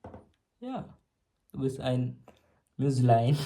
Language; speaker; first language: German; non-native, learner; Malayalam